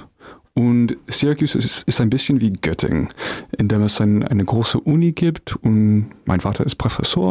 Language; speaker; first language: German; non-native, fluent; English